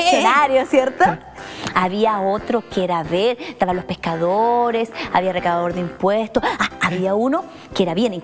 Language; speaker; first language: Spanish; native; Spanish